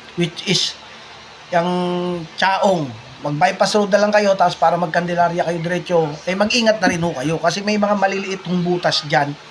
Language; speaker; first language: Filipino; non-native, local second language; Bikol